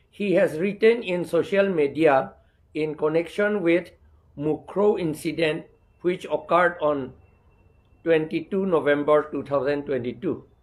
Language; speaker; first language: English; non-native, local second language; Karbi